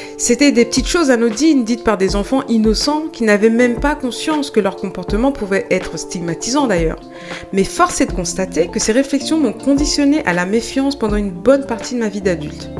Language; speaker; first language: French; native; French